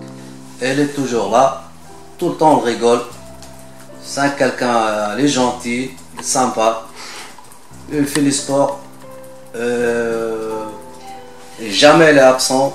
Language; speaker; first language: French; non-native, learner; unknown